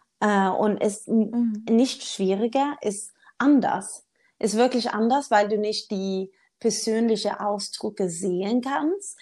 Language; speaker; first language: German; non-native, learner; Swedish